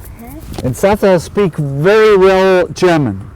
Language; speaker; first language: English; non-native, learner; German